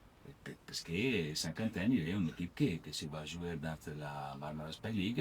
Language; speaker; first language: French; non-native, learner; Italian